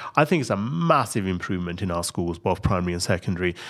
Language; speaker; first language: English; non-native, local second language; Punjabi